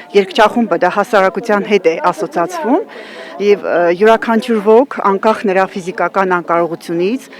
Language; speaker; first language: Armenian; native; Armenian